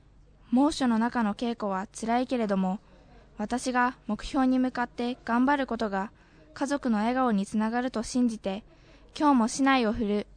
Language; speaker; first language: Japanese; native; Japanese